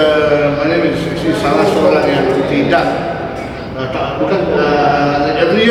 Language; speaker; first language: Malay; non-native, local second language; Tamil